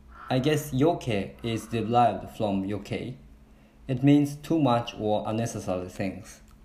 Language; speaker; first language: English; non-native, learner; Japanese